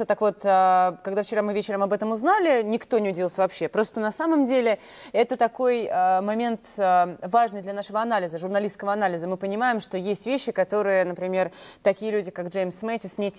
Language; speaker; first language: Russian; native; Russian